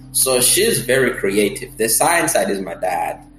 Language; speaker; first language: English; early bilingual, other home language; Kinyarwanda